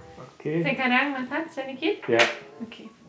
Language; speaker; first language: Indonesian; non-native, learner; German